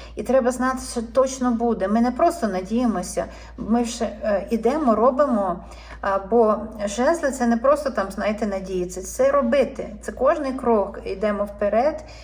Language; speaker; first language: Ukrainian; native; Ukrainian